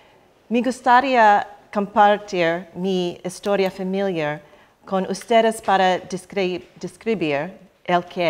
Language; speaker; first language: Spanish; non-native, learner; English